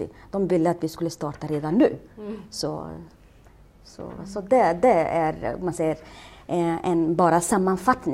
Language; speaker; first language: Swedish; non-native, fluent; Somali